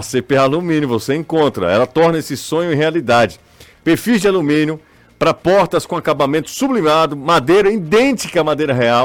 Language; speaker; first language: Portuguese; native; Portuguese